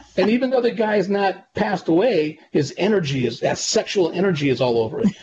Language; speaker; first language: English; native; English